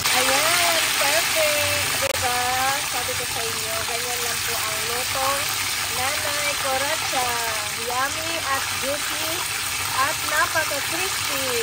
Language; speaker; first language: Filipino; native; Filipino